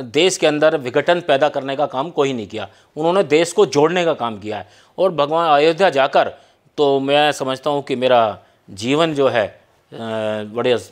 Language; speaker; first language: Hindi; native; Hindi